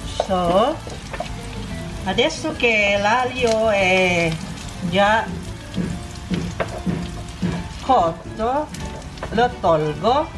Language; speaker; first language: Italian; non-native, local second language; Filipino